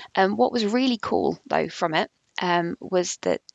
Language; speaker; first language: English; native; English